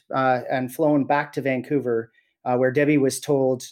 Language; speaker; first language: English; native; English